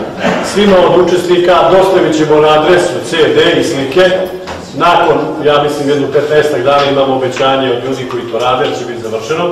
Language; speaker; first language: Bosnian; native; Bosnian